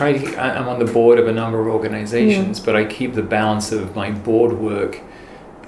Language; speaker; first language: English; native; English